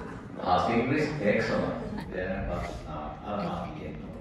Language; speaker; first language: Indonesian; non-native, learner; English